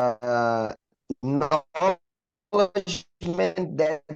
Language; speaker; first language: English; non-native, learner; Portuguese